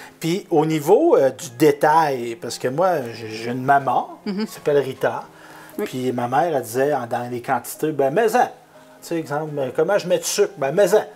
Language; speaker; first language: French; native; French